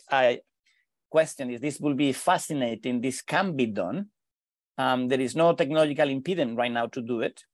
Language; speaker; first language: English; non-native, fluent; Spanish